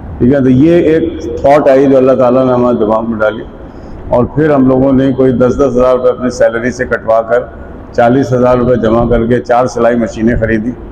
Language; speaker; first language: Urdu; native; Urdu